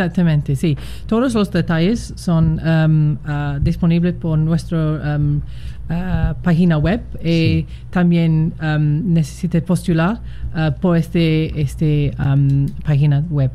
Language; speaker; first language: Spanish; non-native, learner; English